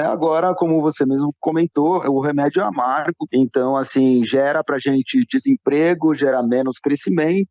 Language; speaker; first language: Portuguese; native; Portuguese